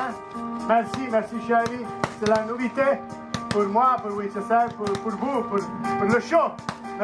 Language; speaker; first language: French; non-native, learner; Italian